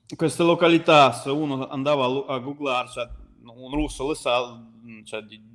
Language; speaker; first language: Italian; non-native, fluent; Ukrainian